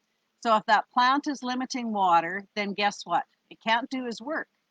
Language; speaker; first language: English; native; English